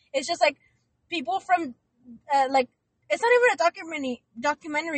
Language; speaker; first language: English; early bilingual, other home language; Spanish